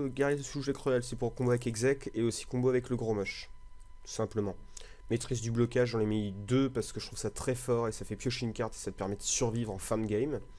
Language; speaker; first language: French; native; French